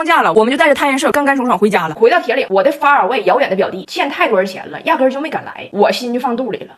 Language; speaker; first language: Chinese; native; Chinese